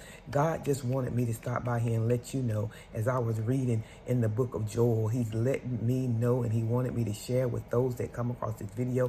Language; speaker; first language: English; native; English